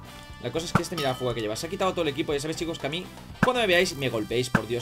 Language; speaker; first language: Spanish; native; Spanish